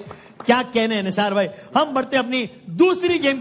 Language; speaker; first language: Urdu; native; Urdu